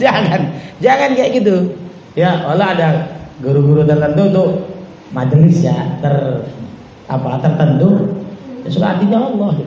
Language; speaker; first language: Indonesian; native; Indonesian